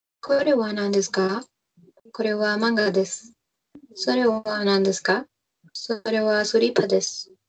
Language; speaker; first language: Japanese; non-native, learner; Spanish